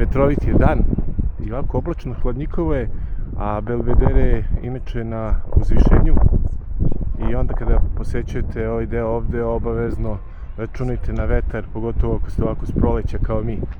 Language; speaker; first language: Serbian; native; Serbian